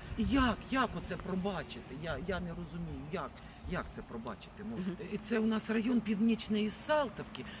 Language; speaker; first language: Ukrainian; non-native, local second language; Russian